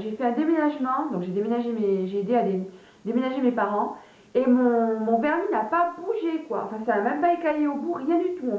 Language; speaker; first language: French; native; French